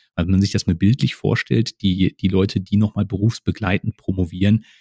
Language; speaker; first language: German; native; German